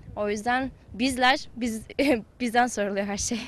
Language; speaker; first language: Turkish; non-native, fluent; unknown